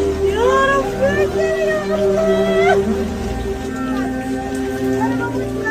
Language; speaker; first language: Arabic; native; Arabic